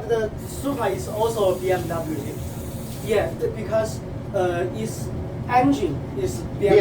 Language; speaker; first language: English; non-native, learner; Chinese